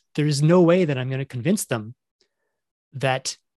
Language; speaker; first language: English; native; English